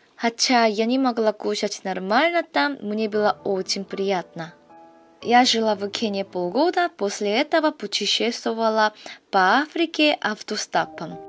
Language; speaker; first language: Russian; non-native, fluent; Korean